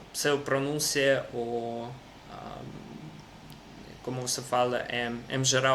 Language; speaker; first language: Portuguese; non-native, learner; Russian